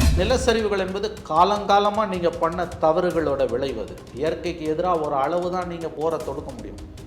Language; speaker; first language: Tamil; native; Tamil